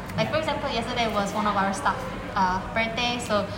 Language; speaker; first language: English; non-native, fluent; Korean